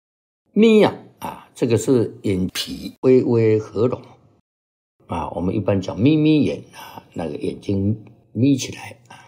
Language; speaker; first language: Chinese; native; Chinese